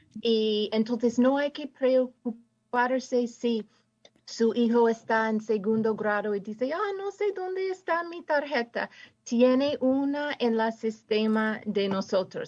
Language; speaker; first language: Spanish; non-native, fluent; English